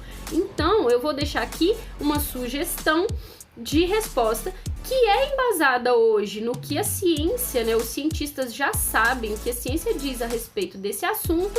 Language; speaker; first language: Portuguese; native; Portuguese